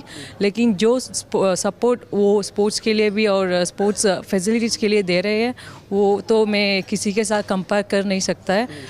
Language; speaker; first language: Hindi; non-native, local second language; Tamil